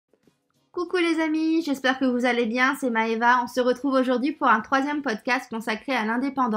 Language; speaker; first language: French; native; French